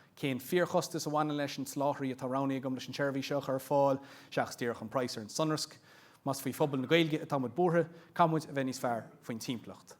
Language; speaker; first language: Irish; non-native, local second language; English